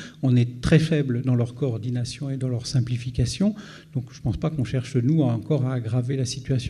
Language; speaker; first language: French; native; French